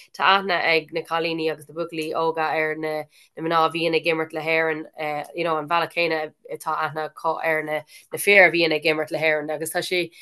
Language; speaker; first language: Irish; non-native, local second language; English